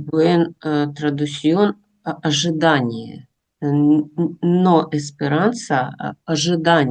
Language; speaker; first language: Spanish; non-native, learner; Russian